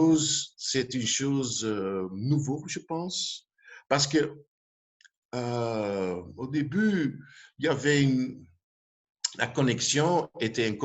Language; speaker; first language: French; non-native, local second language; Dutch